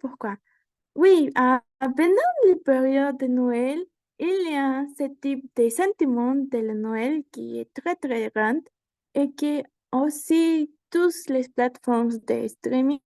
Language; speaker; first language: French; non-native, learner; Spanish